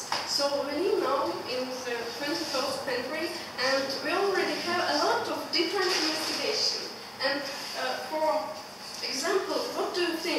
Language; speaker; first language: English; non-native, learner; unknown